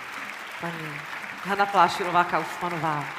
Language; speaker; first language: Czech; native; Czech